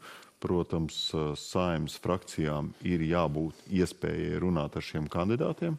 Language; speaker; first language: Latvian; native; Latvian